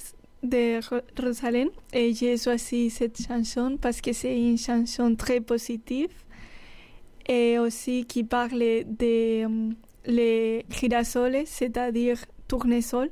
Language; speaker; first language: French; non-native, fluent; Spanish